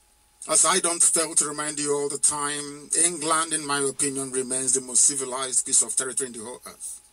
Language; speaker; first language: English; non-native, local second language; Igbo